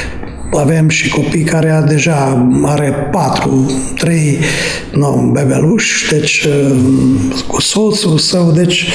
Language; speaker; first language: Romanian; non-native, fluent; Hungarian